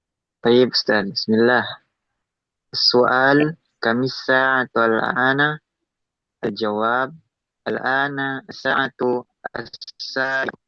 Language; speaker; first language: Arabic; non-native, learner; Indonesian